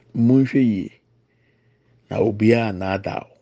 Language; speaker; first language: English; non-native, local second language; Akan